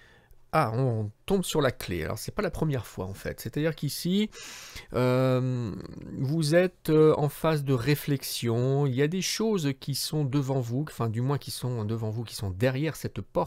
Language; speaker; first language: French; native; French